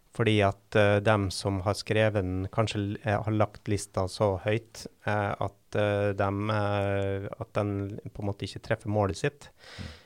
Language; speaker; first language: Norwegian; native; Norwegian